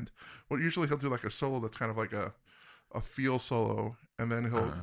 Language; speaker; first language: English; native; English